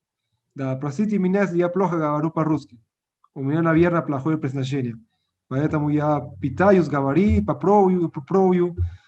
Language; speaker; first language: Russian; non-native, learner; Spanish